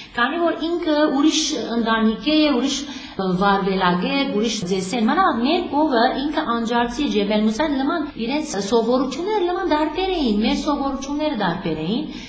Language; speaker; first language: Armenian; early bilingual, heritage; Armenian